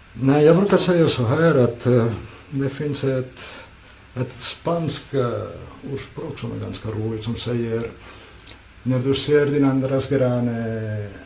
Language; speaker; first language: Swedish; non-native, fluent; Catalan